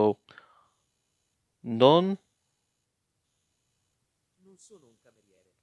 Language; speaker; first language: Italian; non-native, learner; English